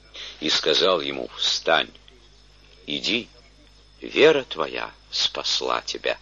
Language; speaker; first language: Russian; native; Russian